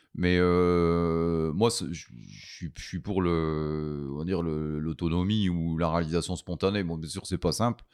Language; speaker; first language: French; native; French